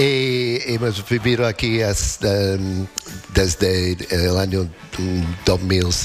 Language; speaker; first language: Spanish; non-native, fluent; English